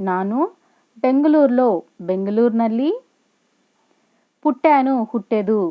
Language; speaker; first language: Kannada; non-native, local second language; Telugu